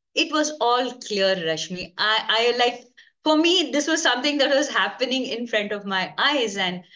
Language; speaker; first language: English; non-native, local second language; Konkani